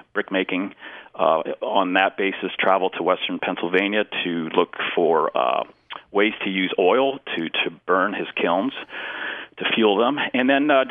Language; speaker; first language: English; native; English